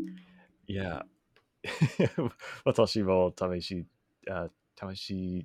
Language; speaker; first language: Japanese; non-native, learner; English